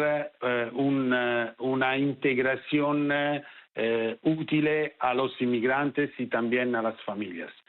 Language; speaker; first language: Spanish; non-native, fluent; Italian